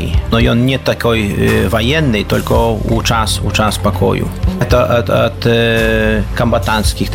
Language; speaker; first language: Russian; non-native, learner; Polish